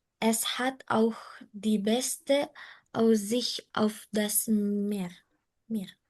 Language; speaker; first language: German; non-native, learner; Indonesian